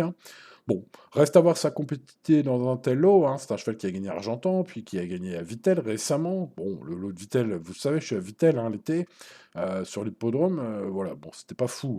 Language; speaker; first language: French; native; French